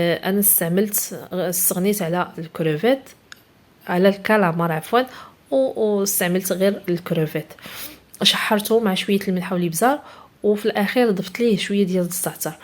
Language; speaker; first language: Arabic; native; Arabic